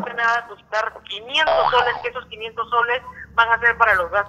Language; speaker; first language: Spanish; native; Spanish